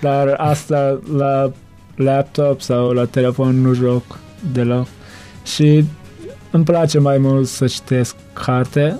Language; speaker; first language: Romanian; non-native, learner; Turkmen